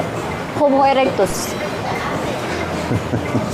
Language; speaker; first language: English; non-native, learner; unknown